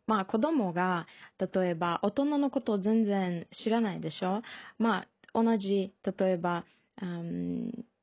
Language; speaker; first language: Japanese; non-native, learner; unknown